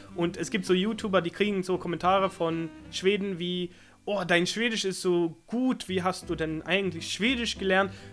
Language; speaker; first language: German; non-native, fluent; Swedish